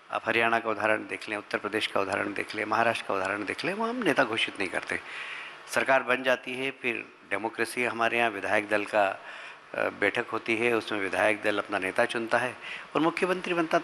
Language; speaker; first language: Hindi; native; Hindi